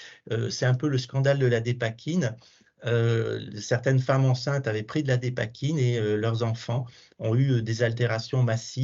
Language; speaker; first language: French; native; French